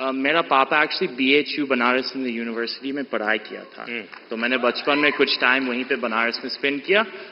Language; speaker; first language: Hindi; early bilingual, heritage; Hindi